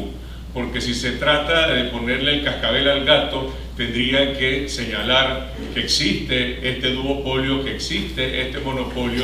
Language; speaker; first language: Spanish; native; Spanish